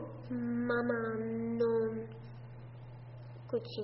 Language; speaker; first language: Italian; non-native, learner; English